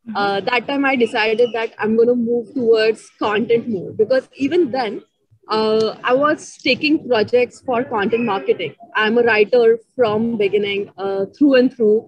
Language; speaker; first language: English; non-native, local second language; Marathi